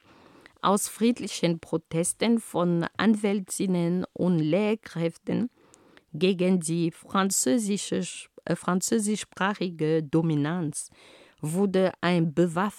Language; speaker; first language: German; non-native, fluent; Ghomala